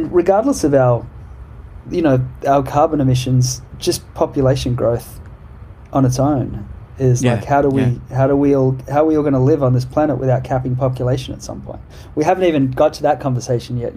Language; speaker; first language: English; native; English